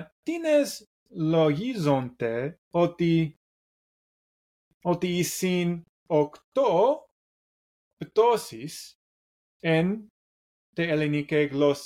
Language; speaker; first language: Greek; non-native, learner; English